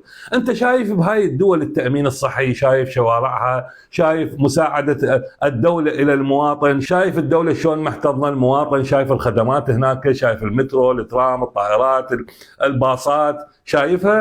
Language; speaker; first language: Arabic; native; Arabic